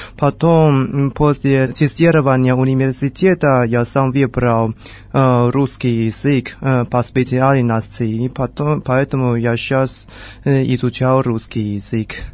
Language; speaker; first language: Russian; non-native, learner; Chinese